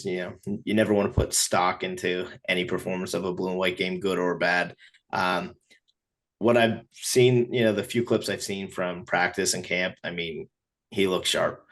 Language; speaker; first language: English; native; English